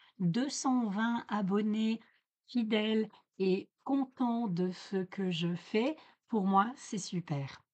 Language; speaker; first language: French; native; French